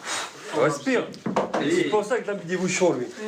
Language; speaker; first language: French; native; French